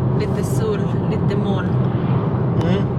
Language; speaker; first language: Swedish; non-native, learner; Thai